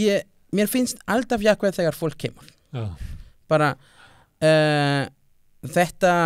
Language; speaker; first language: Icelandic; non-native, learner; Spanish